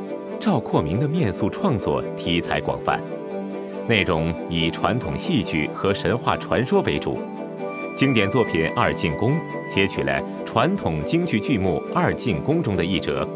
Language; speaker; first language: Chinese; native; Chinese